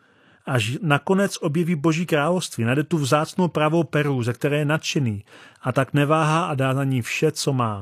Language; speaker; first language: Czech; native; Czech